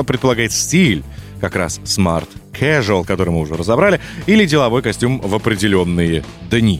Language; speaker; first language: Russian; native; Russian